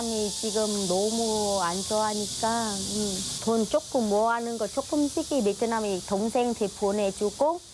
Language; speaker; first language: Korean; non-native, learner; Vietnamese